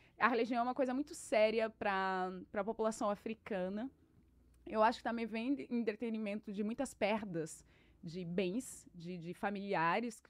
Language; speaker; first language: Portuguese; native; Portuguese